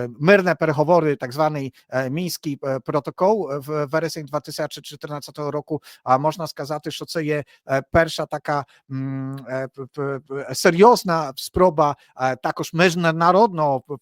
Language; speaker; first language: Polish; non-native, learner; Ukrainian